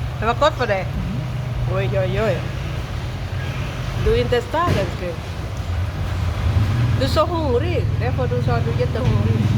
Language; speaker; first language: Swedish; non-native, learner; Thai